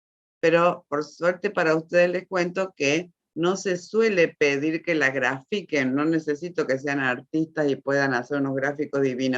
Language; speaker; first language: Spanish; native; Spanish